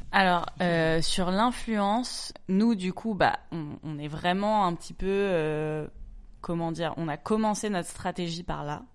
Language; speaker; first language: French; native; French